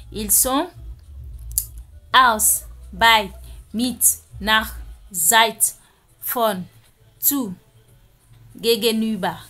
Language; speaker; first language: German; non-native, fluent; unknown